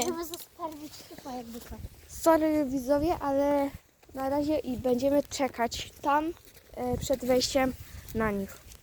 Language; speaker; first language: Polish; native; Polish